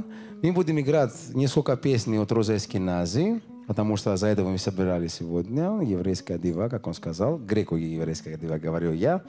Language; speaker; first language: Russian; non-native, learner; Greek